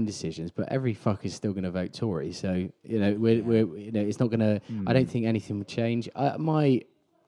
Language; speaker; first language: English; native; English